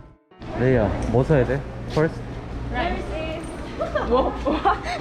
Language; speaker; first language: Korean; native; Korean